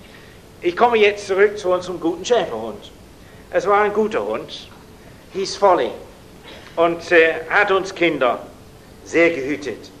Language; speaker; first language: German; non-native, fluent; English